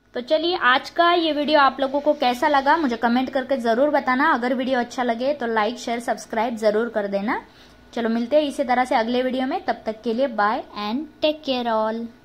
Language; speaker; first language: Hindi; non-native, local second language; Marathi